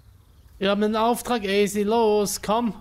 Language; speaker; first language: German; native; German